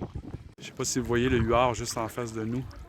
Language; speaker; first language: French; native; French